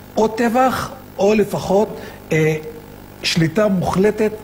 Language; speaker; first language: Hebrew; non-native, local second language; Arabic